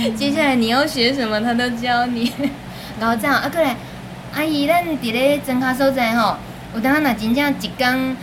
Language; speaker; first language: Chinese; native; Chinese